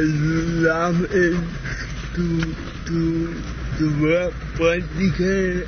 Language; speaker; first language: English; non-native, learner; German